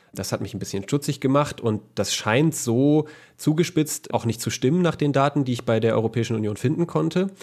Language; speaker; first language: German; native; German